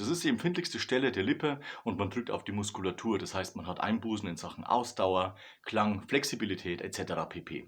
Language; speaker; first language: German; native; German